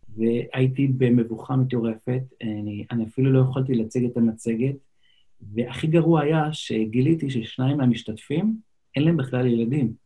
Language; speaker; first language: Hebrew; non-native, local second language; Yiddish